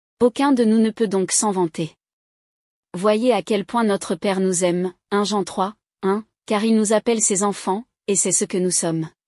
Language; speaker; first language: French; non-native, local second language; Rundi